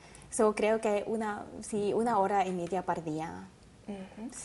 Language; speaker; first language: Spanish; non-native, learner; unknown